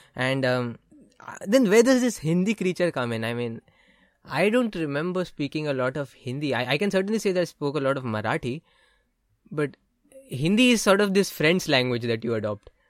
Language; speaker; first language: English; non-native, local second language; Marathi